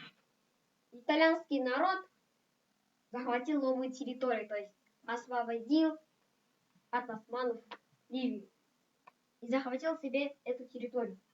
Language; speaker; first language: Russian; non-native, local second language; Kazakh